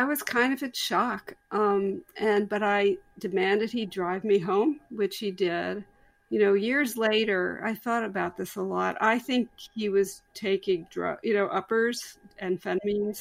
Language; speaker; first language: English; native; English